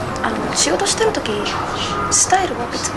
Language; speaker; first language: Japanese; non-native, fluent; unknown